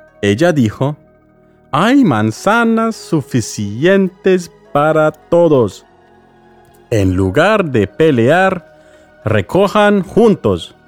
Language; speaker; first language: Spanish; non-native, fluent; English